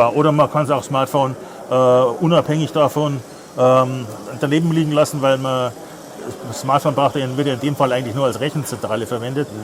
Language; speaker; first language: German; native; German